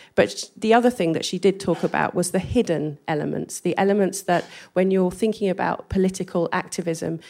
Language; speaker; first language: English; native; English